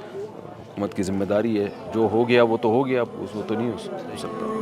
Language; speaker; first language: Urdu; native; Urdu